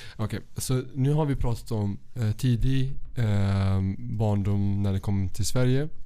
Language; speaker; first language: Swedish; early bilingual, other home language; Arabic